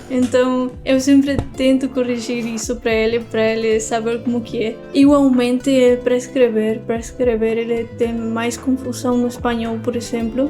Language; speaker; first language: Portuguese; non-native, fluent; Spanish